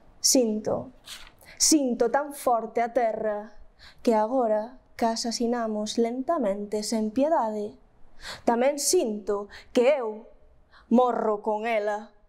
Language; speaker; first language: Galician; native; Galician